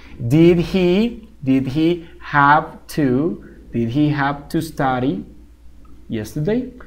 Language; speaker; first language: English; non-native, fluent; Spanish